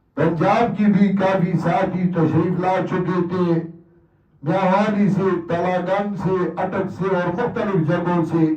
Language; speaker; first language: Urdu; non-native, local second language; Pashto